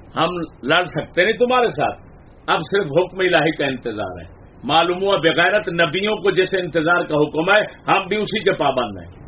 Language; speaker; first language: Urdu; non-native, local second language; Punjabi